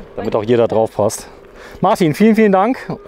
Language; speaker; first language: German; native; German